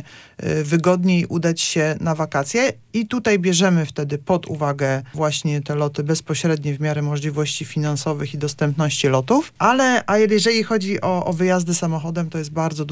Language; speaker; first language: Polish; native; Polish